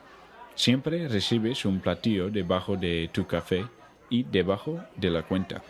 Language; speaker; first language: Spanish; non-native, learner; English